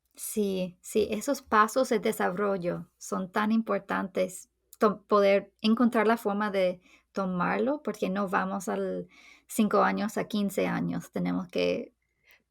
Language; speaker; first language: Spanish; non-native, fluent; English